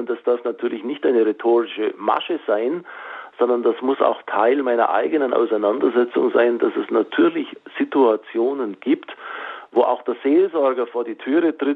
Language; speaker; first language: German; native; German